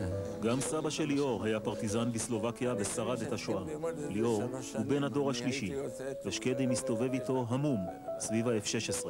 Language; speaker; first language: Hebrew; native; Hebrew